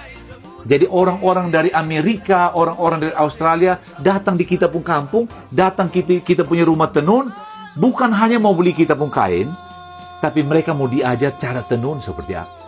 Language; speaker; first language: Indonesian; non-native, local second language; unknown